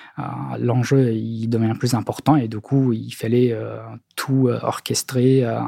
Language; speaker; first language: French; non-native, fluent; Mongolian